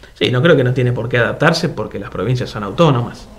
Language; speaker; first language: Spanish; native; Spanish